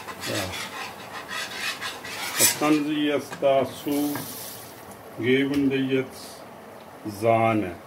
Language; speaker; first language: German; non-native, learner; Urdu